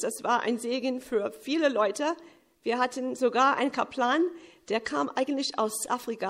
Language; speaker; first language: German; early bilingual, heritage; English